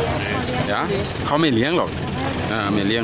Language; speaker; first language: German; non-native, learner; Thai